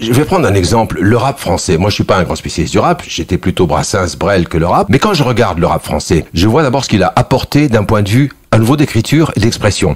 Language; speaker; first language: French; early bilingual, other home language; Kabyle